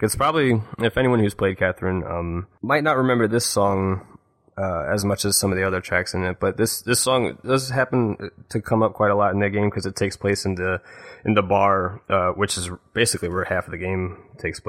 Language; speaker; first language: English; native; English